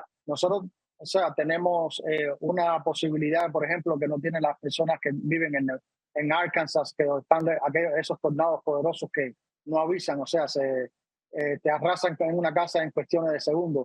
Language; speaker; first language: Spanish; native; Spanish